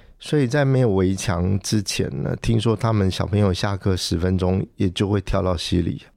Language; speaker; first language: Chinese; non-native, local second language; Min Nan Chinese